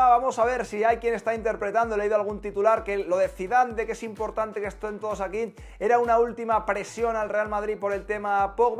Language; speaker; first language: Spanish; native; Spanish